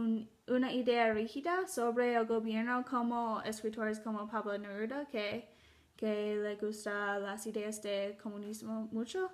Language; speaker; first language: Spanish; non-native, learner; English